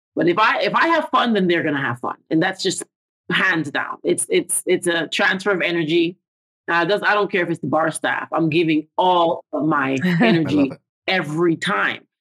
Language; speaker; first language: English; native; English